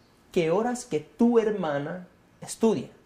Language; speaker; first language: Spanish; non-native, fluent; Portuguese